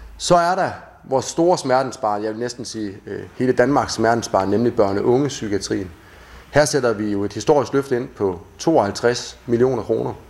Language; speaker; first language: Danish; native; Danish